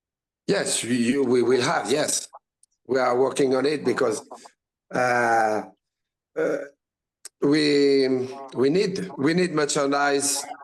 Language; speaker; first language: English; non-native, learner; French